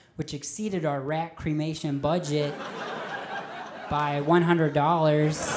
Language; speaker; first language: English; native; English